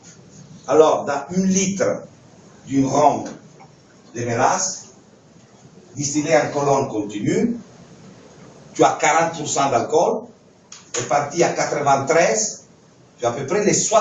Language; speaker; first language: French; non-native, fluent; Italian